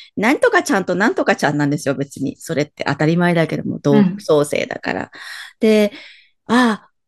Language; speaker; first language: Japanese; native; Japanese